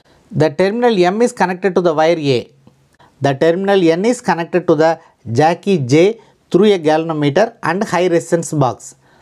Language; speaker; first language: English; non-native, local second language; Tamil